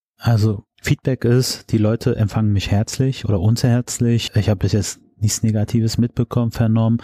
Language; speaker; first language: German; early bilingual, other home language; Turkish